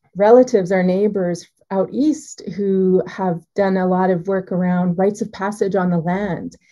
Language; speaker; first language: English; native; English